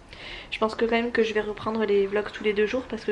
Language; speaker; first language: French; native; French